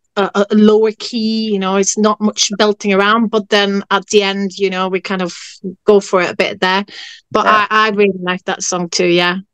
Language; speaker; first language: English; non-native, fluent; Norwegian